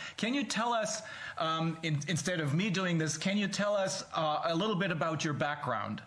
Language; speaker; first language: English; non-native, fluent; German